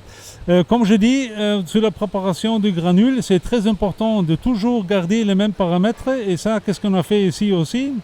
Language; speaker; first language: French; non-native, fluent; German